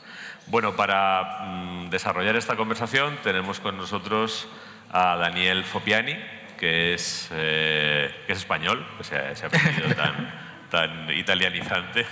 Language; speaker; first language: Spanish; native; Spanish